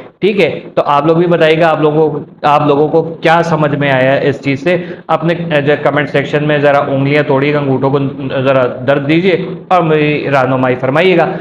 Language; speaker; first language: Urdu; native; Urdu